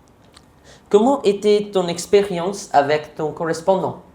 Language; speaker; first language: French; non-native, learner; Hindi